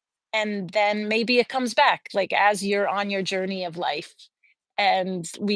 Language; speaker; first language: English; native; English